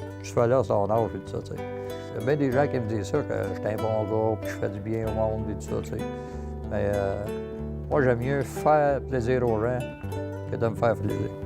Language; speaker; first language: French; native; French